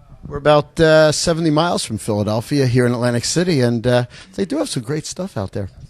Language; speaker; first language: English; native; English